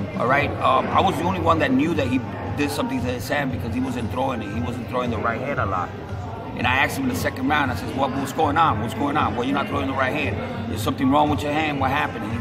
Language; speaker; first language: English; native; English